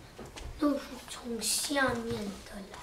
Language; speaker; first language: Chinese; early bilingual, heritage; Chinese